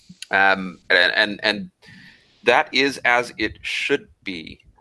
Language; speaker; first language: English; native; English